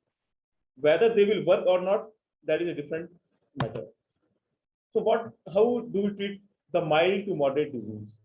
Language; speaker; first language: English; non-native, local second language; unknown